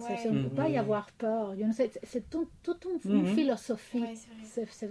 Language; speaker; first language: French; non-native, fluent; Spanish